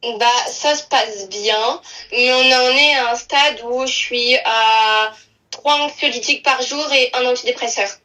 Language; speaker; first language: French; native; French